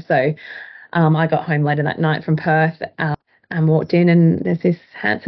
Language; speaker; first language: English; native; English